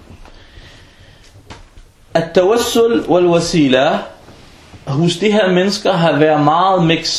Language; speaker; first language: Danish; early bilingual, other home language; Arabic